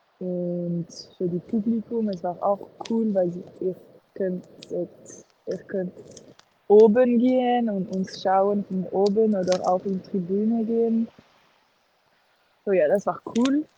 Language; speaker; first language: German; non-native, local second language; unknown